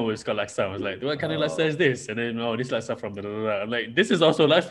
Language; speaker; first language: English; non-native, local second language; Malay